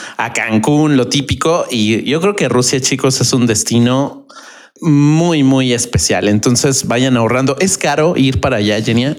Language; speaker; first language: Spanish; native; Spanish